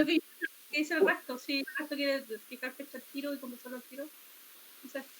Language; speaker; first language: Spanish; native; Spanish